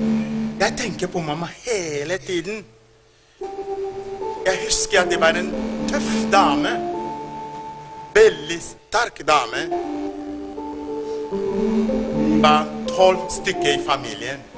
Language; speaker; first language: Norwegian; non-native, fluent; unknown